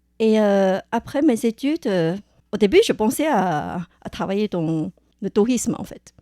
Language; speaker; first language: French; non-native, fluent; Chinese